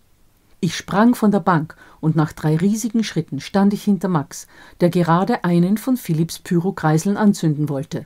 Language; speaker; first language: German; native; German